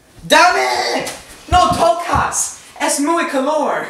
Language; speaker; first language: Spanish; non-native, learner; English